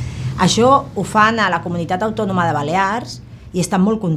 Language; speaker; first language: Catalan; native; Catalan